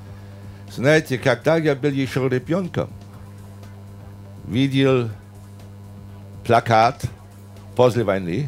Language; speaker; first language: Russian; non-native, fluent; German